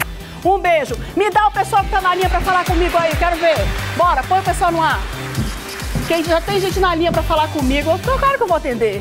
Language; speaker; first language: Portuguese; native; Portuguese